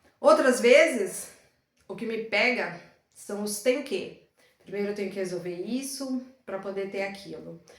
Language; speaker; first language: Portuguese; native; Portuguese